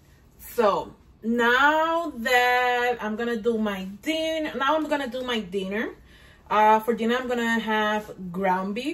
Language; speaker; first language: English; non-native, fluent; Spanish